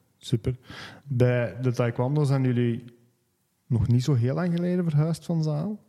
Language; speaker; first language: Dutch; native; Dutch